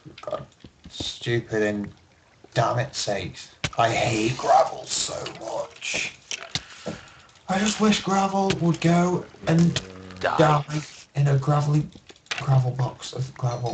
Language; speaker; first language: English; native; English